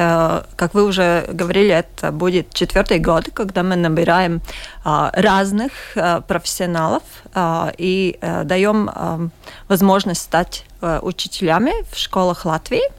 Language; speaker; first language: Russian; non-native, local second language; Latvian